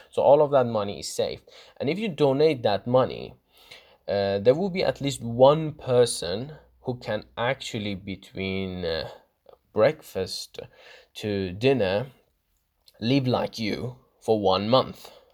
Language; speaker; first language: English; non-native, fluent; Persian